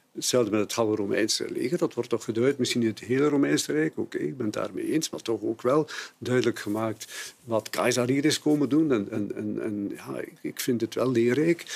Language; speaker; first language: Dutch; native; Dutch